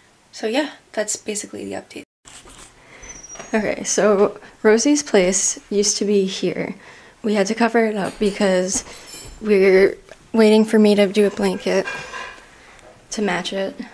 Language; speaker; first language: English; native; English